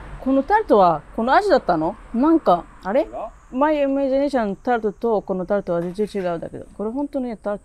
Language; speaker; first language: Japanese; non-native, learner; Arabic